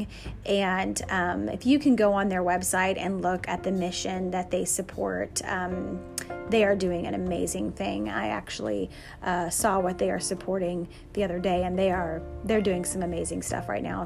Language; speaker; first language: English; native; English